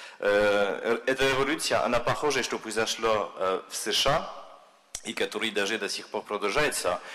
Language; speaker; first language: Russian; non-native, fluent; French